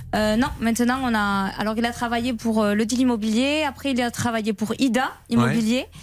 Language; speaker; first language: French; native; French